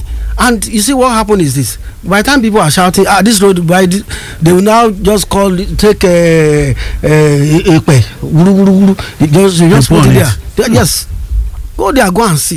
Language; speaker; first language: English; non-native, local second language; Yoruba